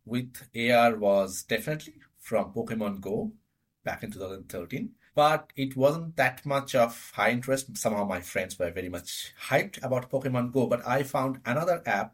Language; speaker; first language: English; non-native, local second language; Bangla